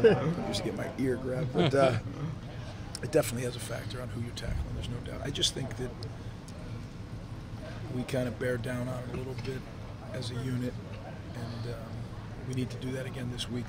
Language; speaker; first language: English; native; English